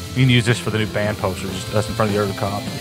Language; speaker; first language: English; native; English